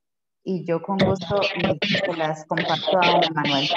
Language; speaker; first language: Spanish; native; Spanish